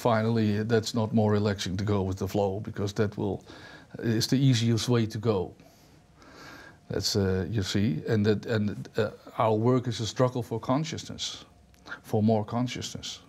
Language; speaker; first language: English; non-native, fluent; Dutch